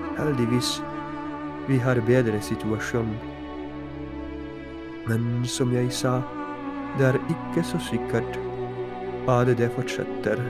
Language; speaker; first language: Norwegian; non-native, fluent; Polish